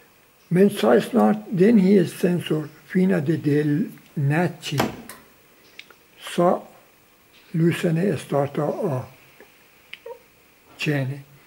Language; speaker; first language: Danish; non-native, local second language; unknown